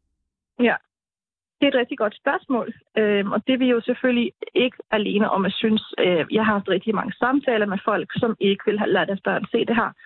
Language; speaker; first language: Danish; native; Danish